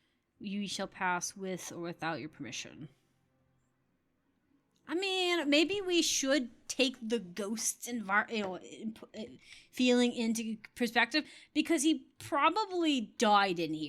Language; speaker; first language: English; native; English